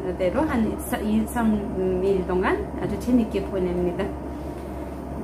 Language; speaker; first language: Korean; non-native, fluent; Turkish